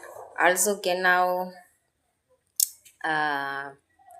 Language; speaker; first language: German; non-native, learner; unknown